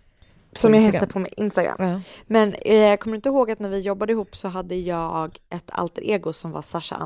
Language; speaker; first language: Swedish; native; Swedish